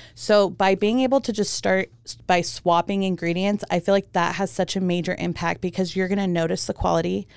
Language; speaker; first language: English; early bilingual, heritage; German